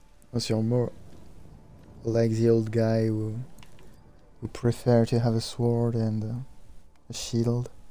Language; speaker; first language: English; non-native, fluent; French